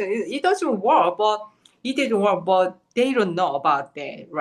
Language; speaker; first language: English; non-native, fluent; Korean